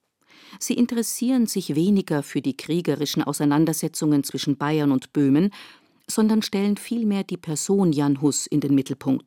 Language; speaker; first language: German; native; German